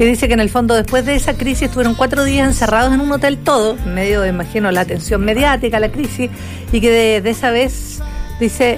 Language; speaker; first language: Spanish; native; Spanish